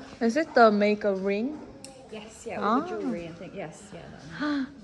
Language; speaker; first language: English; non-native, learner; Korean